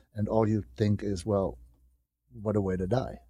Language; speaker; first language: English; non-native, fluent; German